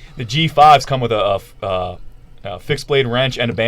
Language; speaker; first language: English; native; English